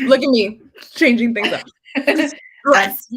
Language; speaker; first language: English; native; English